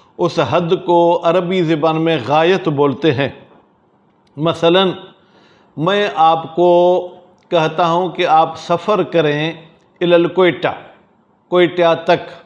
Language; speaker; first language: Urdu; non-native, local second language; Sindhi